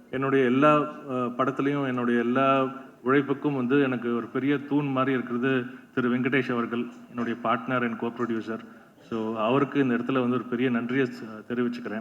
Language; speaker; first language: Tamil; native; Tamil